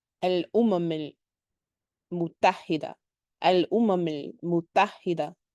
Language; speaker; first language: Arabic; non-native, learner; English